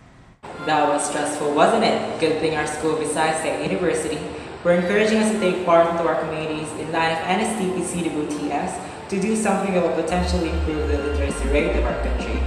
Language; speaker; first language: English; non-native, local second language; Cebuano